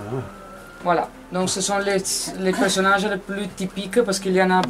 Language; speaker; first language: French; non-native, fluent; Italian